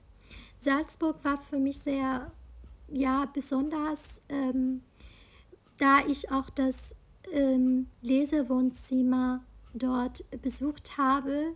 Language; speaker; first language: German; non-native, fluent; Arabic